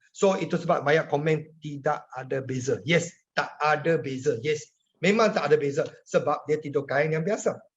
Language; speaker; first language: Malay; non-native, local second language; Chinese